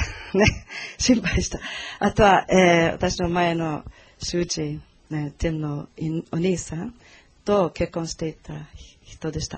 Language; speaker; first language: Japanese; non-native, learner; Portuguese